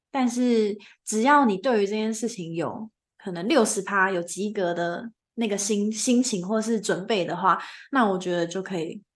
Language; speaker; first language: Chinese; native; Chinese